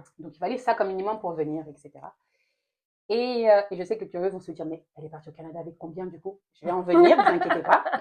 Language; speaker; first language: French; native; French